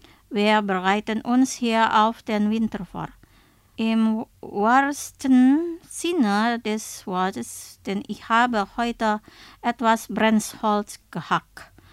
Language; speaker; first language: German; non-native, fluent; Indonesian